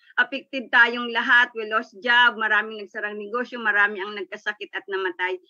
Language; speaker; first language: Filipino; native; Filipino